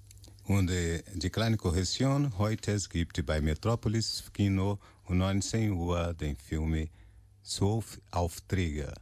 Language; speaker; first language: German; non-native, learner; Portuguese